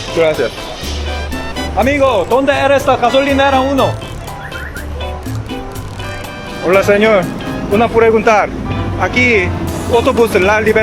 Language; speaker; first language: Spanish; non-native, learner; Korean